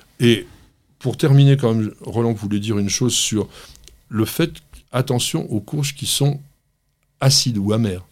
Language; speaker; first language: French; native; French